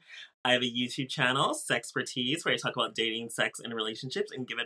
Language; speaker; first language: English; native; English